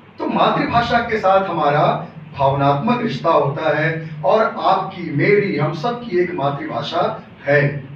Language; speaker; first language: Hindi; non-native, local second language; Awadhi